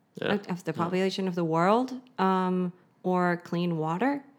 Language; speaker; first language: English; native; English